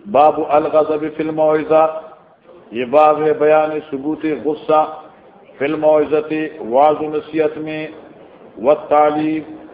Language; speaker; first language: Urdu; non-native, local second language; Northern Hindko